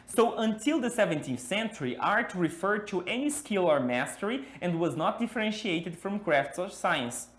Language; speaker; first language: English; non-native, fluent; Portuguese